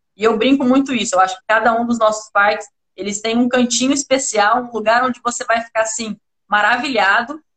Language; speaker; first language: Portuguese; native; Portuguese